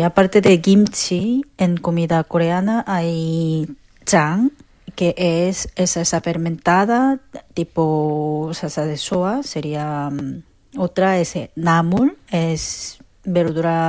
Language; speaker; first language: Spanish; non-native, fluent; Korean